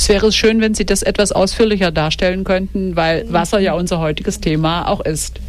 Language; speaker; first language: German; native; German